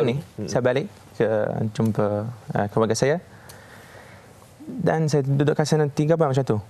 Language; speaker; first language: Indonesian; non-native, fluent; Arabic